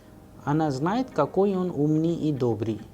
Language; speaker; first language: Russian; non-native, fluent; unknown